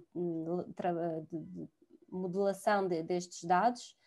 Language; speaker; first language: Portuguese; non-native, fluent; Italian